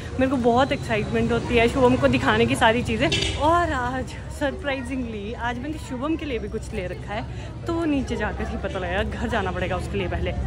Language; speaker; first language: Hindi; native; Hindi